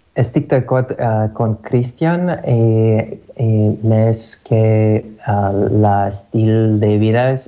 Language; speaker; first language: Catalan; non-native, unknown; English